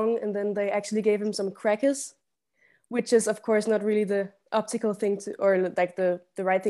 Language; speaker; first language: English; non-native, fluent; Danish